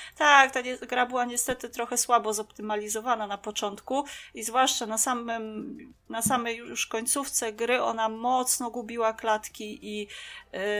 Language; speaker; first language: Polish; native; Polish